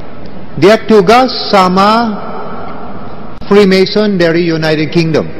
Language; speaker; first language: Indonesian; non-native, learner; English